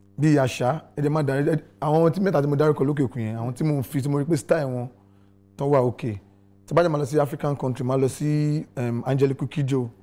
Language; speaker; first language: Yoruba; non-native, local second language; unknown